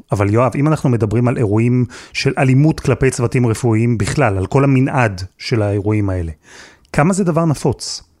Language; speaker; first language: Hebrew; native; Hebrew